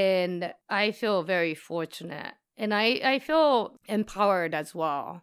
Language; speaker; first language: English; non-native, fluent; Japanese